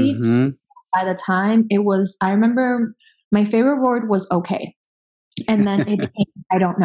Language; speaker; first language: English; early bilingual, other home language; Spanish